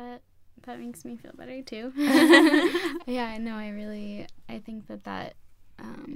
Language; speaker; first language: English; native; English